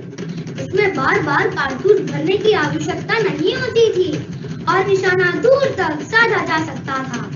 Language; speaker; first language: Hindi; native; Hindi